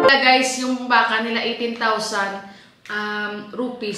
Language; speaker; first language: Filipino; native; Filipino